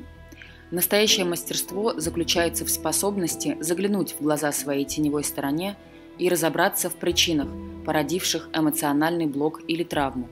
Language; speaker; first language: Russian; native; Russian